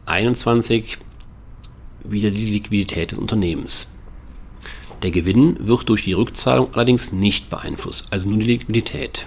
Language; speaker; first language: German; native; German